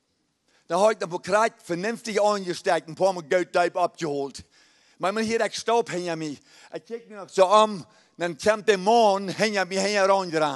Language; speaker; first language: German; early bilingual, heritage; Plautdietsch